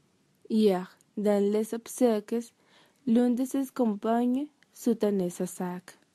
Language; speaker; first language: French; non-native, learner; Spanish